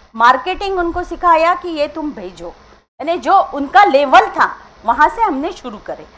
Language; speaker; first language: Hindi; non-native, local second language; Marathi